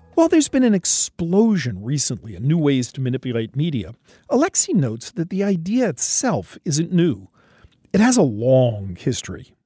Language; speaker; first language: English; non-native, fluent; Russian